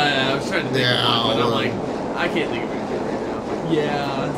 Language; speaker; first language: English; native; English